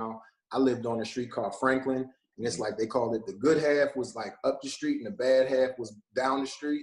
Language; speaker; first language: English; native; English